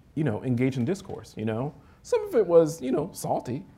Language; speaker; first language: English; early bilingual, other home language; Haitian Creole